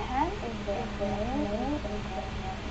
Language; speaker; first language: English; non-native, learner; Ukrainian